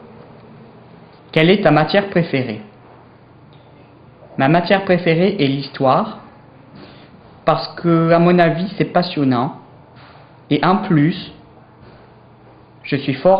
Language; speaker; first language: French; non-native, learner; English